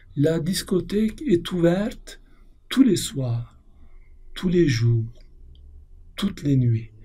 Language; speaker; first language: French; non-native, fluent; Turkish